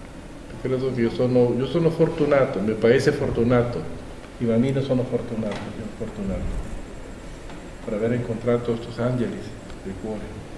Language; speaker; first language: Italian; non-native, learner; Spanish